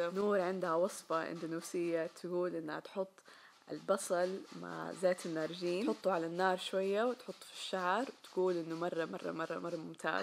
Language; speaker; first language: Arabic; native; Arabic